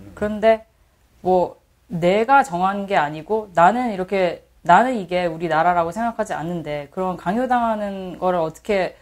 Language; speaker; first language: Korean; early bilingual, heritage; Korean